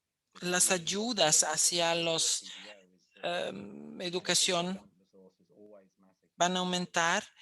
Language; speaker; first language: Spanish; non-native, fluent; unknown